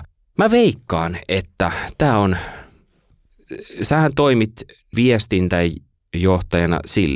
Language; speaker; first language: Finnish; native; Finnish